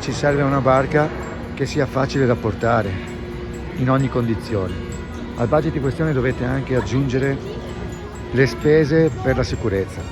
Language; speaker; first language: Italian; native; Italian